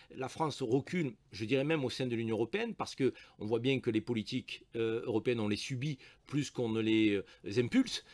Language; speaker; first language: French; native; French